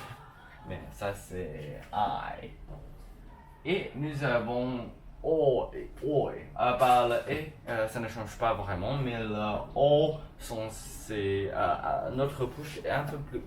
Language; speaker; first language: French; non-native, learner; Chinese